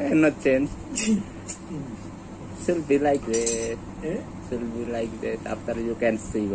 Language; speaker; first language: English; non-native, learner; Indonesian